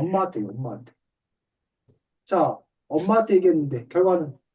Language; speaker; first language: Korean; native; Korean